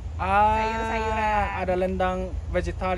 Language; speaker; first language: Indonesian; non-native, fluent; Chinese